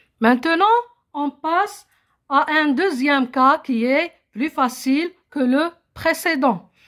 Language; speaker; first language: French; non-native, local second language; Arabic